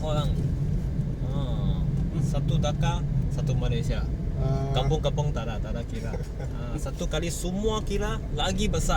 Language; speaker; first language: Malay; non-native, learner; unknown